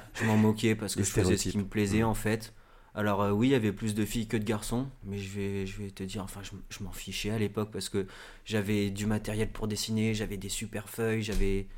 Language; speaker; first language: French; native; French